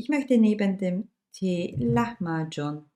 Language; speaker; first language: German; non-native, fluent; Turkish